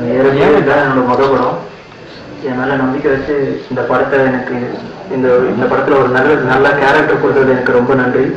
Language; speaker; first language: Tamil; non-native, fluent; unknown